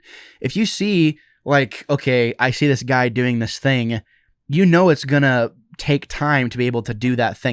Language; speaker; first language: English; native; English